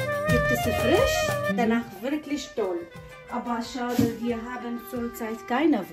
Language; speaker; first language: German; non-native, learner; Arabic